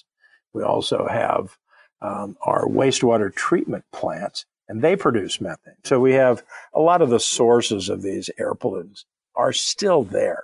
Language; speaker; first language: English; native; English